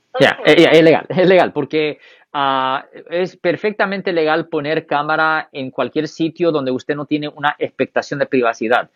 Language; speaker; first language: Spanish; early bilingual, heritage; Spanish